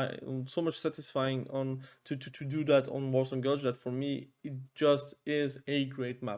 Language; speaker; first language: English; non-native, fluent; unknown